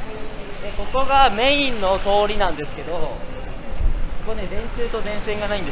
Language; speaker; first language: Japanese; native; Japanese